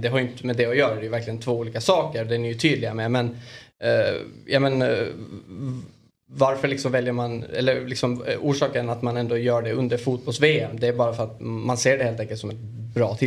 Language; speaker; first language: Swedish; native; Swedish